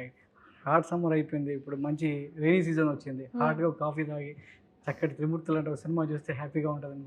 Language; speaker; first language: Telugu; native; Telugu